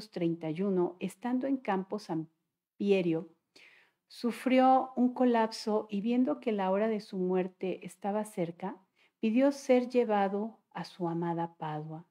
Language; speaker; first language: Spanish; native; Spanish